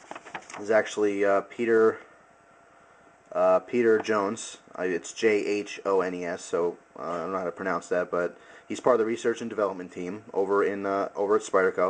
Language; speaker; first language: English; native; English